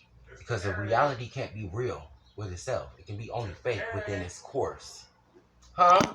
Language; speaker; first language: English; native; English